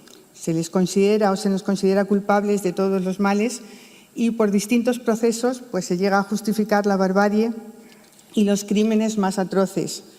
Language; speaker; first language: Spanish; native; Spanish